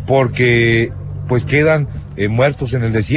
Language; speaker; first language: Spanish; native; Spanish